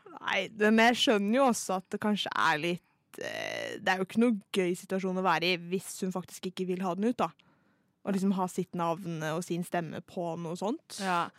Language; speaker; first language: Norwegian; native; Norwegian